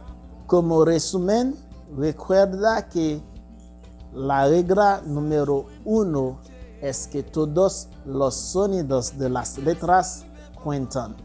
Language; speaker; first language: Spanish; non-native, fluent; Haitian Creole